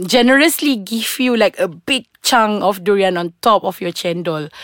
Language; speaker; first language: English; non-native, local second language; Malay